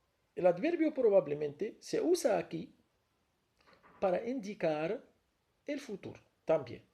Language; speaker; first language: Spanish; non-native, fluent; Arabic